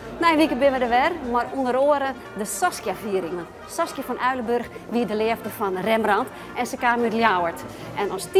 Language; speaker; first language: Dutch; non-native, local second language; Western Frisian